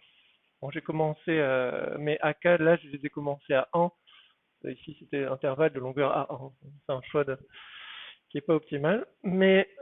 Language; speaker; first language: French; native; French